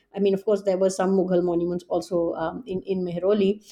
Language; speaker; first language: English; non-native, local second language; Hindi